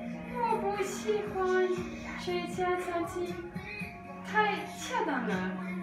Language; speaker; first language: Chinese; non-native, learner; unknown